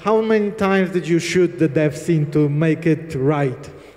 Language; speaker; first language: English; non-native, fluent; Polish